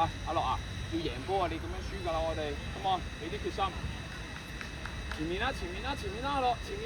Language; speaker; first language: Cantonese; native; Cantonese